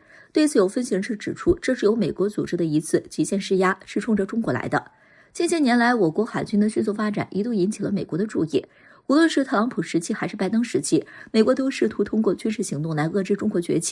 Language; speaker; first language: Chinese; native; Chinese